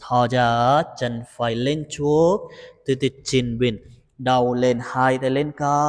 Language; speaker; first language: Vietnamese; non-native, learner; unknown